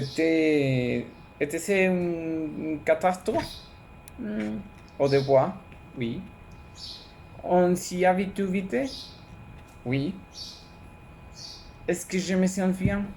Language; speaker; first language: French; non-native, learner; Spanish